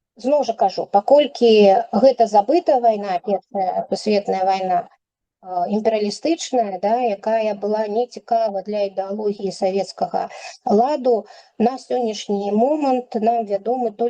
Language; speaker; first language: Belarusian; non-native, local second language; Russian